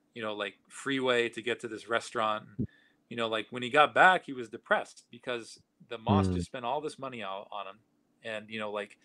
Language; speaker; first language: English; native; English